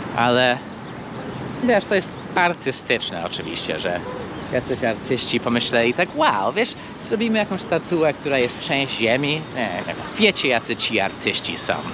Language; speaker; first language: Polish; non-native, fluent; English